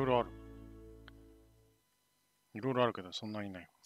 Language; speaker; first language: Japanese; native; Japanese